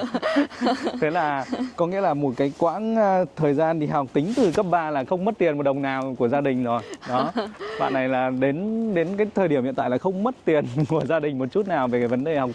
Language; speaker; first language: Vietnamese; native; Vietnamese